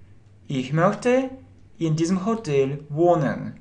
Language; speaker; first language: German; non-native, fluent; Russian